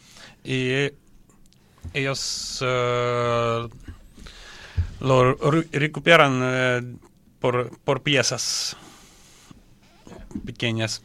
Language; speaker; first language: Spanish; non-native, learner; Russian